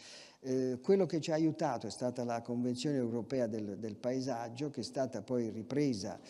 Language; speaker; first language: Italian; native; Italian